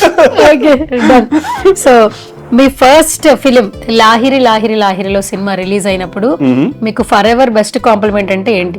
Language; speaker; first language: Telugu; native; Telugu